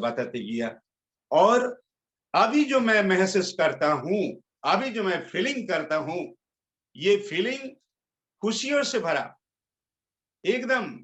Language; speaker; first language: Hindi; non-native, local second language; Bangla